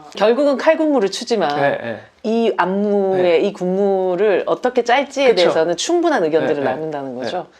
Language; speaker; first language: Korean; native; Korean